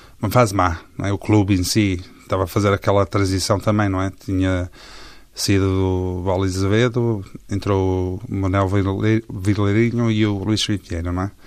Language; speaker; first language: Portuguese; early bilingual, heritage; Portuguese